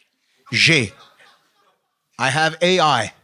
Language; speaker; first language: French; non-native, fluent; English